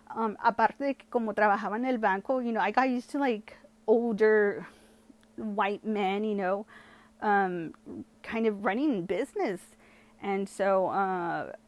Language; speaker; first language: English; early bilingual, other home language; Spanish